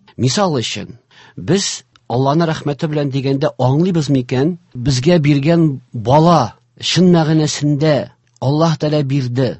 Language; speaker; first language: Tatar; native; Tatar